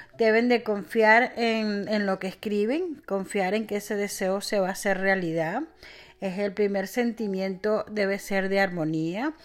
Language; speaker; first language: Spanish; native; Spanish